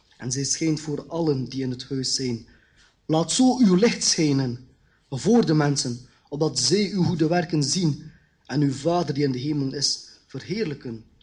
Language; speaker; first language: Dutch; early bilingual, other home language; Khmer